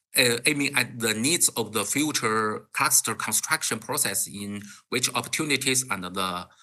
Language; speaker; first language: English; non-native, learner; Chinese